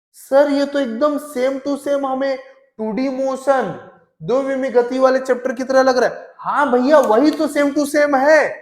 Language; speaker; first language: Hindi; native; Hindi